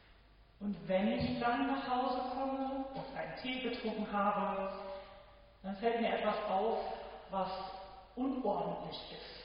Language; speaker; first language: German; native; German